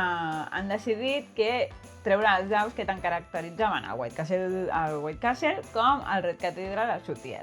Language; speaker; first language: Catalan; native; Catalan